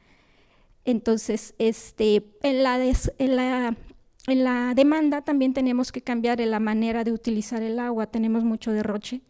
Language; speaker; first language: Spanish; native; Spanish